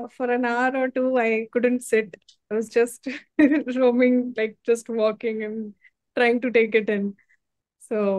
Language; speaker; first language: English; non-native, local second language; Hindi